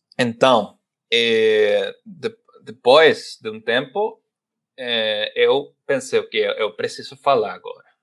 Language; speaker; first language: Portuguese; non-native, fluent; Spanish